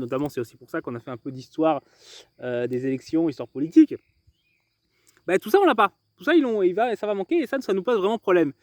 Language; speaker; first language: French; native; French